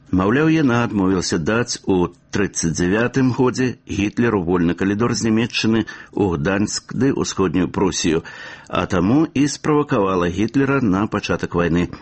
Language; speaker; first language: Belarusian; native; Belarusian